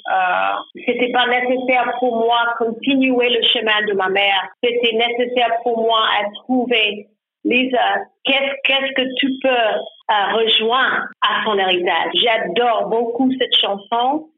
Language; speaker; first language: French; non-native, learner; English